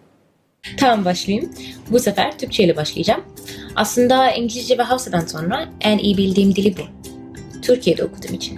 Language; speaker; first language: Turkish; non-native, fluent; Hausa